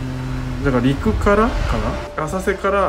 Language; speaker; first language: Japanese; native; Japanese